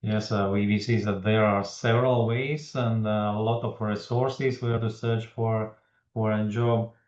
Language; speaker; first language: English; non-native, fluent; Latvian